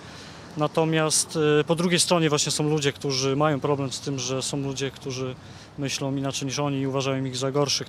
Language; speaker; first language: Polish; native; Polish